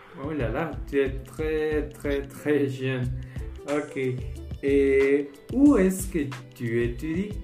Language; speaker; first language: French; non-native, fluent; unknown